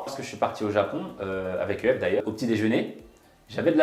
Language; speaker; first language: French; native; French